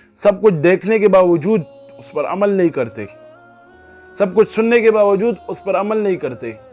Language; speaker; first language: Urdu; non-native, local second language; Pashto